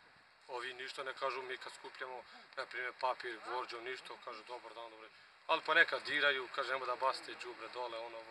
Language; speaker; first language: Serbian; non-native, local second language; Romany